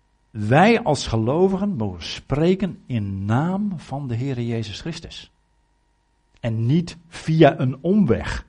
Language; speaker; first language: Dutch; native; Dutch